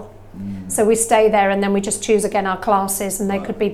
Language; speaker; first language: English; native; English